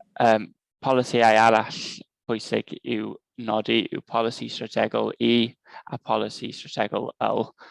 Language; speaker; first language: Welsh; native; Welsh